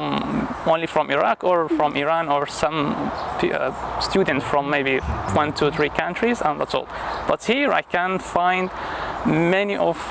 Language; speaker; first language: English; non-native, fluent; Arabic